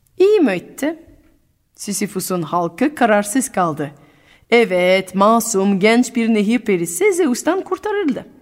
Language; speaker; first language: Turkish; non-native, fluent; French